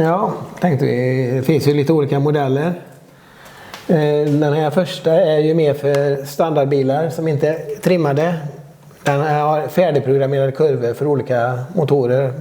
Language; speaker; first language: Swedish; native; Swedish